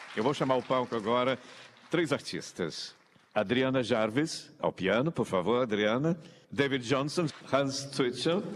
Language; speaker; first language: Portuguese; native; Portuguese